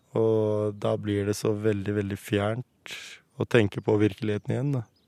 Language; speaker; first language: Norwegian; early bilingual, other home language; Kurdish